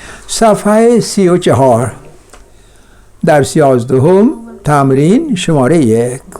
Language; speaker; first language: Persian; non-native, fluent; Kashmiri